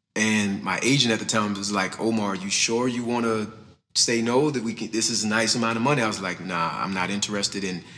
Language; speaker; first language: English; native; English